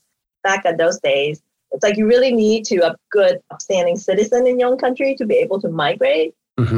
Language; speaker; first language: English; native; English